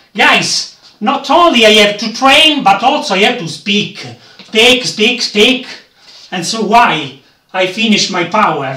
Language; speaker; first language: English; non-native, learner; Italian